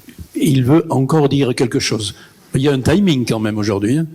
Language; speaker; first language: French; native; French